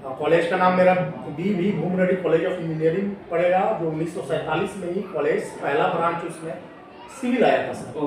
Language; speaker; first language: Hindi; native; Hindi